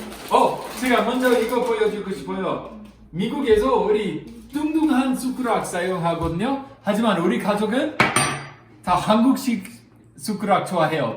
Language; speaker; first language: Korean; non-native, learner; English